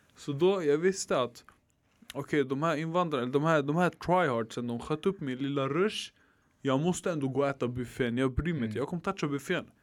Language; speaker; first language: Swedish; early bilingual, other home language; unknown